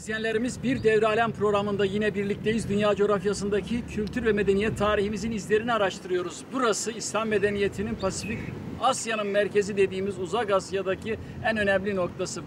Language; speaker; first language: Turkish; native; Turkish